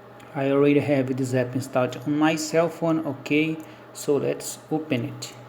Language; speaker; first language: English; non-native, learner; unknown